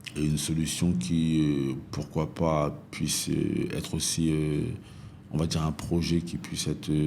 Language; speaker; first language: French; native; French